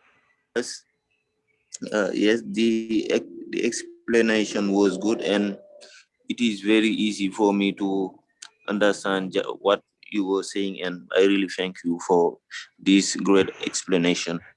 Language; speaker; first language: English; non-native, fluent; French